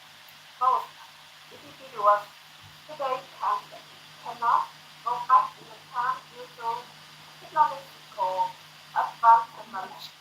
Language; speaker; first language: English; non-native, learner; Thai